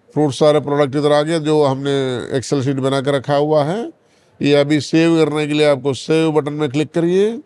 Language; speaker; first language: Hindi; non-native, local second language; Malayalam